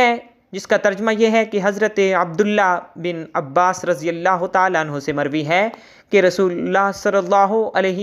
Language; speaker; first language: Urdu; native; Urdu